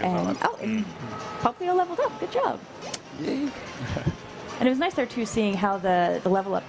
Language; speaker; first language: English; native; English